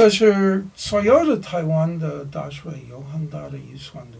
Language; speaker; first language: Chinese; non-native, learner; English